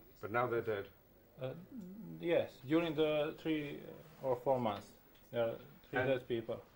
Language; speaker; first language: English; non-native, local second language; Croatian